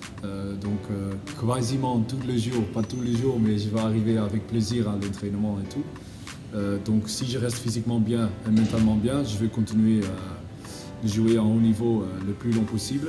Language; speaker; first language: French; non-native, learner; Dutch